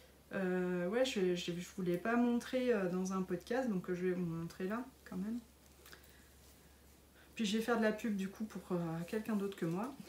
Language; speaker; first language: French; native; French